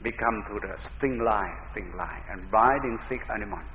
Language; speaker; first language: English; non-native, learner; Thai